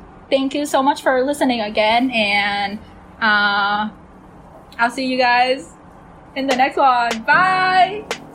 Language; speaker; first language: English; early bilingual, other home language; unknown